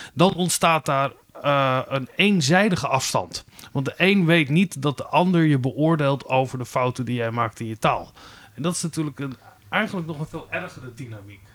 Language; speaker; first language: Dutch; native; Dutch